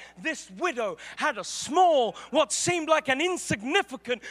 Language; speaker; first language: English; native; English